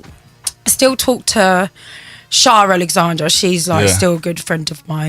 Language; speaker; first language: English; native; English